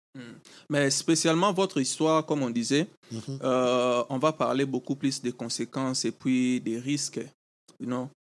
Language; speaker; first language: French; non-native, local second language; Lingala